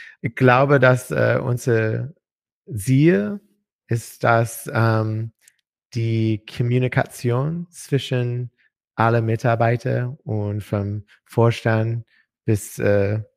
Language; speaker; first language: German; non-native, learner; English